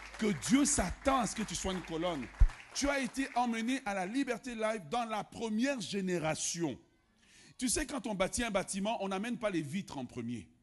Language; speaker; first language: French; non-native, local second language; Lingala